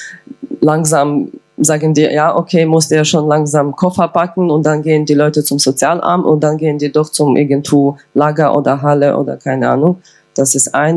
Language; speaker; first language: German; non-native, fluent; Ukrainian